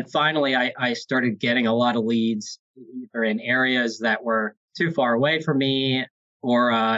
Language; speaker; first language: English; native; English